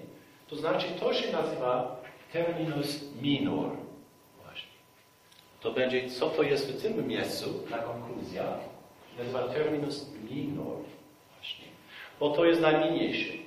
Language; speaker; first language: Polish; non-native, fluent; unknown